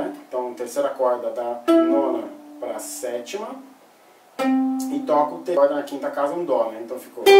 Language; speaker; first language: Portuguese; native; Portuguese